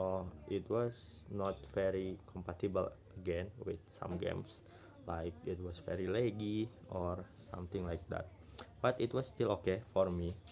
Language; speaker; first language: English; non-native, learner; Indonesian